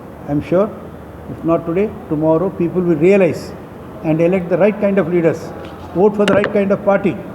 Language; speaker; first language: English; non-native, local second language; Telugu